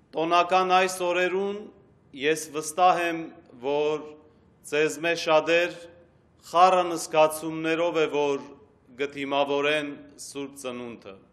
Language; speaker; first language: Armenian; early bilingual, heritage; Armenian